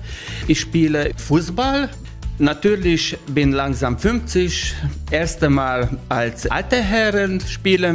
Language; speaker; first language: German; non-native, learner; Hungarian